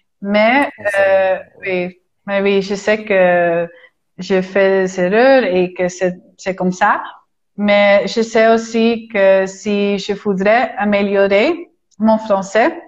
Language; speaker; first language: French; non-native, fluent; Dutch